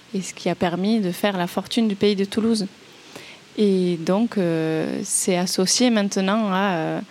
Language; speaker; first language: French; native; French